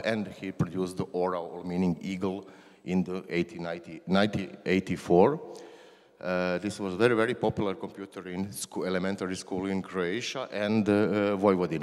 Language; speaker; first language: English; non-native, learner; Croatian